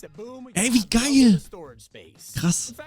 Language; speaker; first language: German; native; German